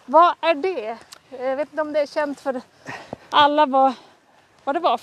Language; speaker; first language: Swedish; native; Swedish